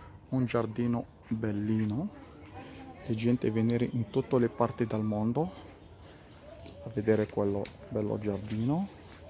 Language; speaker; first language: Italian; non-native, learner; Arabic